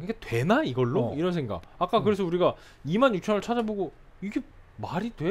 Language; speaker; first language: Korean; native; Korean